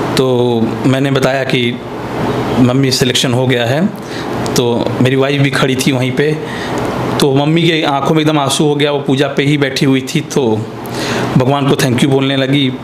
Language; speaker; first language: Hindi; native; Hindi